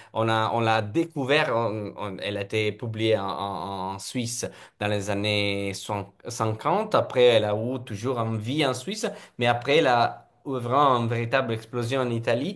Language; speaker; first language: French; non-native, fluent; Italian